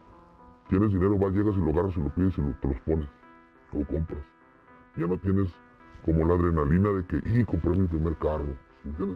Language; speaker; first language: Spanish; native; Spanish